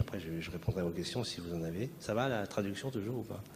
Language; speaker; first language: French; native; French